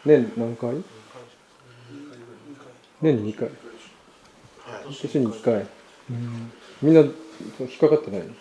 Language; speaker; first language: Japanese; native; Japanese